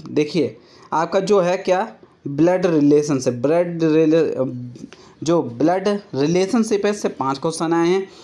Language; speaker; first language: Hindi; native; Hindi